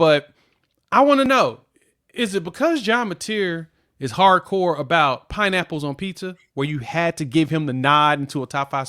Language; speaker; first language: English; native; English